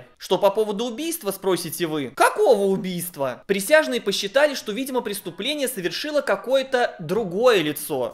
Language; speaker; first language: Russian; native; Russian